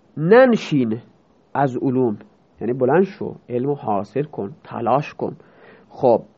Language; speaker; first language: Persian; non-native, local second language; Baluchi